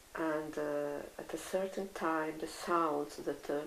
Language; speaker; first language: English; non-native, fluent; Italian